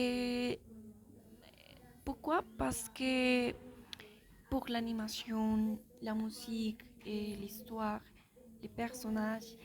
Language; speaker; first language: French; non-native, learner; Spanish